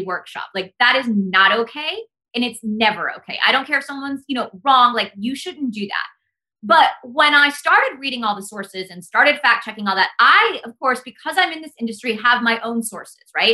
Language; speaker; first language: English; early bilingual, other home language; Spanish